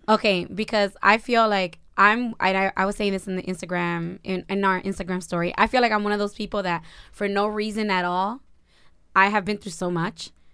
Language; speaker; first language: English; early bilingual, other home language; Spanish